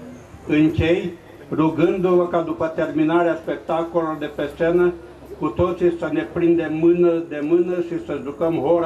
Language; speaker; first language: Romanian; native; Romanian